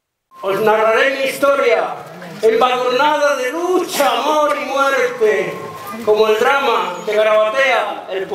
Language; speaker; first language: Spanish; non-native, fluent; English